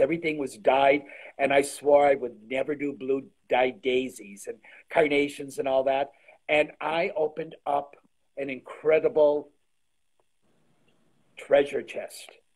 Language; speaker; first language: English; early bilingual, other home language; Polish